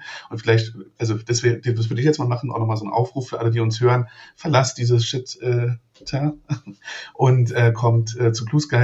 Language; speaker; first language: German; native; German